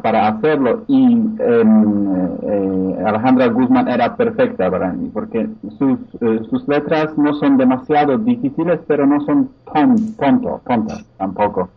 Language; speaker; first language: Spanish; non-native, fluent; Polish